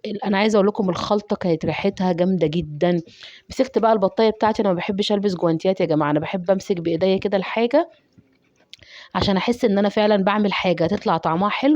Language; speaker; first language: Arabic; native; Arabic